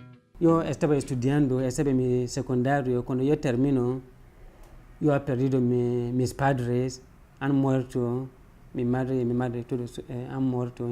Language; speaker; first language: Spanish; non-native, learner; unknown